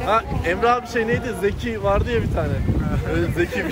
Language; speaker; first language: Turkish; native; Turkish